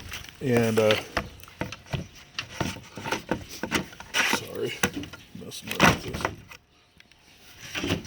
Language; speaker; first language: English; native; English